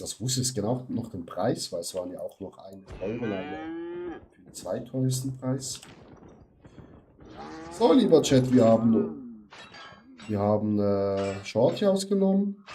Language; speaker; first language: German; native; German